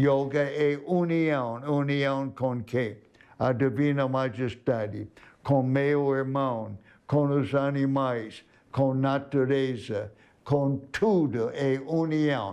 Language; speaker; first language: Portuguese; non-native, learner; English